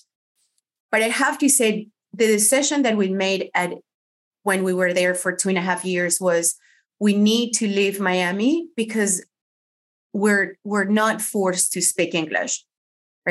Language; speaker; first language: English; non-native, fluent; Spanish